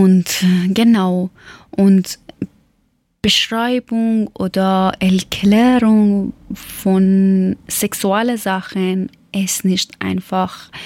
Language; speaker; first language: German; non-native, learner; Persian